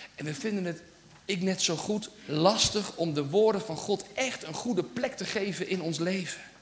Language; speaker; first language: Dutch; native; Dutch